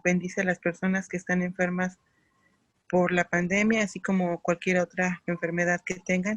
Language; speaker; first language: Spanish; native; Spanish